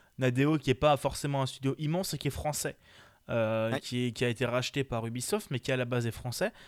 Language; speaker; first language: French; native; French